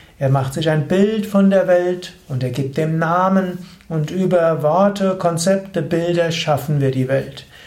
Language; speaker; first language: German; native; German